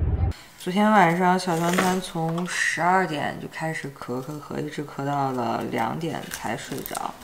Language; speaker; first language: Chinese; native; Chinese